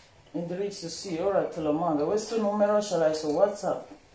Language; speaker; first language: Italian; non-native, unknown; Bini